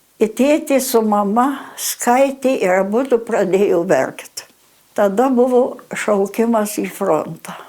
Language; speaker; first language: Lithuanian; early bilingual, other home language; German